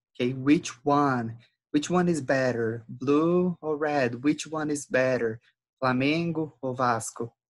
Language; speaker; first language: English; non-native, fluent; Portuguese